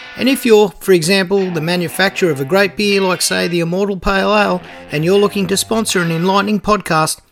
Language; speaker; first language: English; native; English